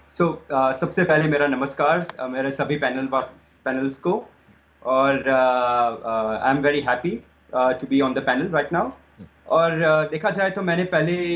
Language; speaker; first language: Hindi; non-native, local second language; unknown